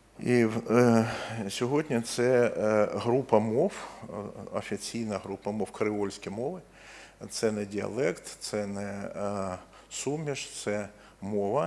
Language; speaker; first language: Ukrainian; non-native, local second language; Russian